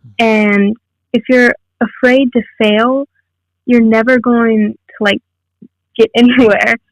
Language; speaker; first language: English; native; English